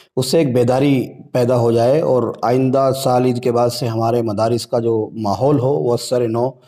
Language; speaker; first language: Urdu; native; Urdu